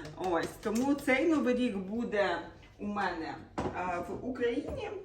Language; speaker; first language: Ukrainian; non-native, local second language; Russian